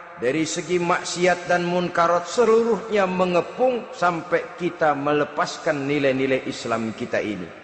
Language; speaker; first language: Indonesian; native; Indonesian